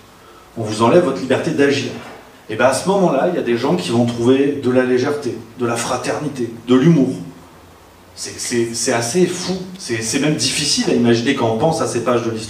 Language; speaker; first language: French; native; French